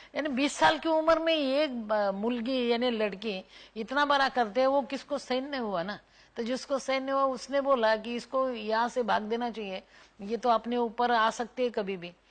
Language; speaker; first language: Hindi; non-native, local second language; Marathi